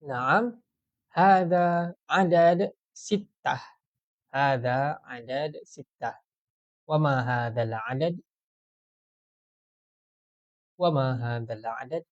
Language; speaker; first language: Arabic; non-native, fluent; Malay